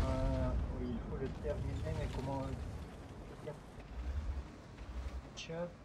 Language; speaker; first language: French; non-native, learner; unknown